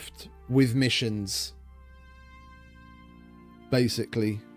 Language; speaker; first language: English; native; English